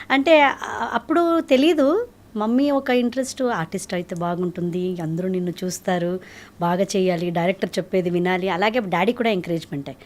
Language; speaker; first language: Telugu; native; Telugu